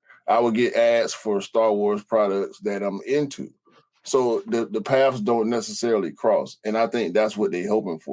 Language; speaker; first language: English; native; English